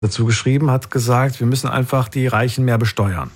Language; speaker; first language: German; native; German